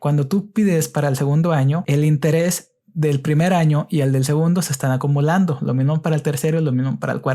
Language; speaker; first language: Spanish; native; Spanish